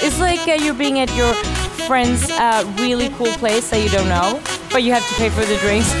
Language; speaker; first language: English; non-native, fluent; Swedish